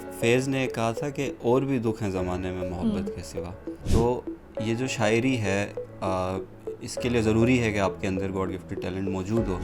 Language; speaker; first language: Urdu; non-native, local second language; Balti